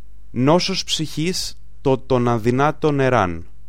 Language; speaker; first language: Greek; native; Greek